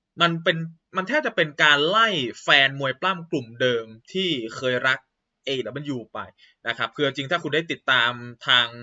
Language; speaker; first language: Thai; native; Thai